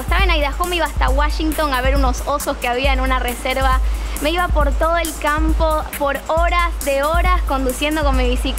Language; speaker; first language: Spanish; native; Spanish